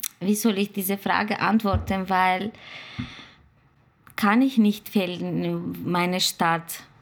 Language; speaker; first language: German; non-native, learner; Turkish